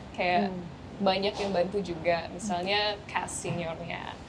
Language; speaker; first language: Indonesian; non-native, fluent; English